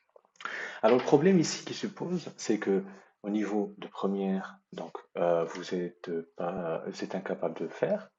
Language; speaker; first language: French; native; French